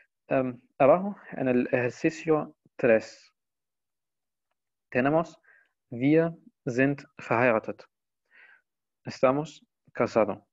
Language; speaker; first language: Spanish; non-native, fluent; Arabic